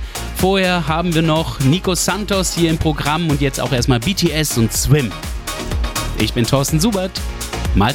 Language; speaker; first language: German; native; German